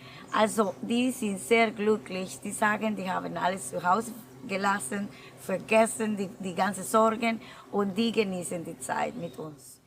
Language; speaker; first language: German; non-native, fluent; Spanish